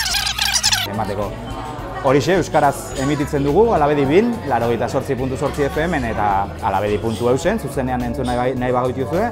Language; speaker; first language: Basque; native; Basque